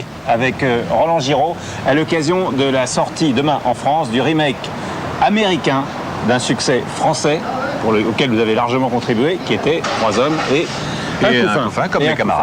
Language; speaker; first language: French; native; French